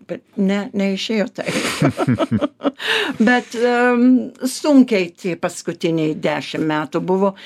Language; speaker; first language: Lithuanian; early bilingual, heritage; Lithuanian